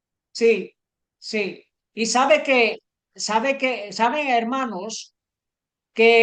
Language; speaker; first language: Spanish; native; Spanish